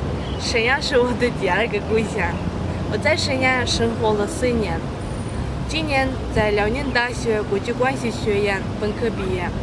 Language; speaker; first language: Chinese; non-native, fluent; Kyrgyz